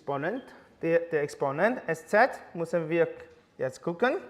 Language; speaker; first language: German; non-native, learner; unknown